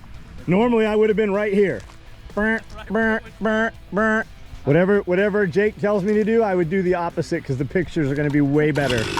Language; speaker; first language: English; native; English